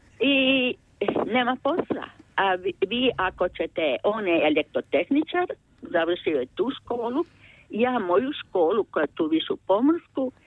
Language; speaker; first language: Croatian; native; Croatian